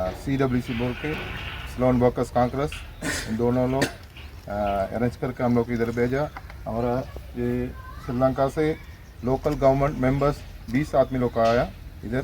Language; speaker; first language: Hindi; non-native, learner; Tamil